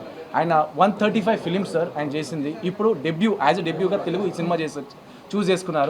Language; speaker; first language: Telugu; native; Telugu